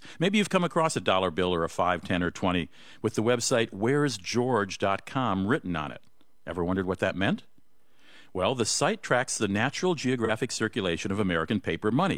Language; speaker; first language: English; native; English